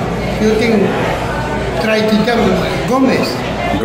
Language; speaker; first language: English; non-native, learner; Filipino